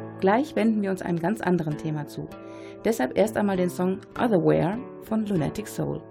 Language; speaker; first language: German; native; German